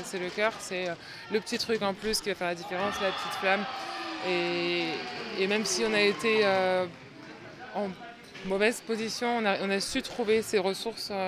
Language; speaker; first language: French; native; French